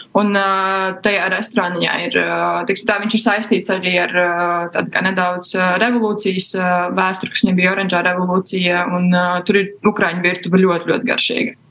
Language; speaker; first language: Latvian; native; Latvian